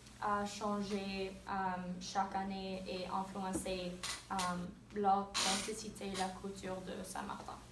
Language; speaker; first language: French; non-native, learner; English